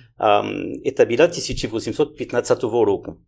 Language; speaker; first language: Ukrainian; non-native, learner; French